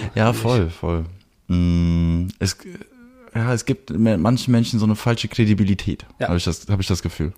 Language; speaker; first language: German; early bilingual, heritage; German